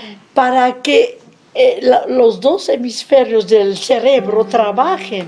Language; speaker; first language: Spanish; non-native, fluent; Arabic